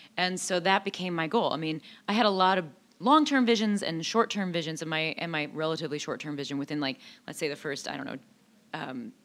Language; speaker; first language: English; native; English